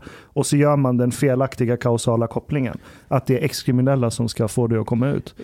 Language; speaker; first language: Swedish; early bilingual, other home language; Persian